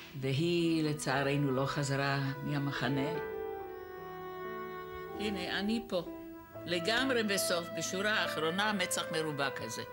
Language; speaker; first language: Hebrew; non-native, fluent; Czech